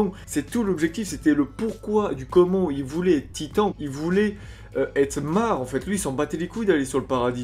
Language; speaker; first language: French; native; French